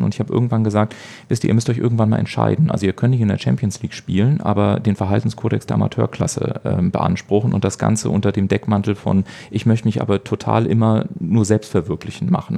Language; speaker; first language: German; native; German